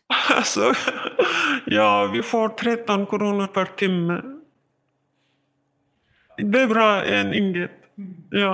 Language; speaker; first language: Swedish; non-native, learner; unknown